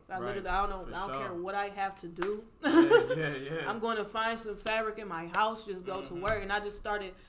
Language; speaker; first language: English; native; English